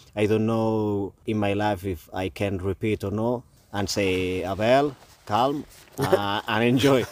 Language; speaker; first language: English; non-native, learner; Spanish